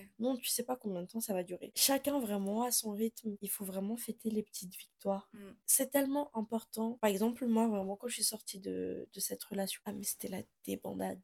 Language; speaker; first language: French; non-native, local second language; Malagasy